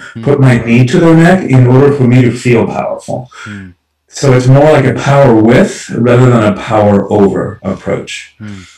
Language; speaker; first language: English; early bilingual, other home language; Spanish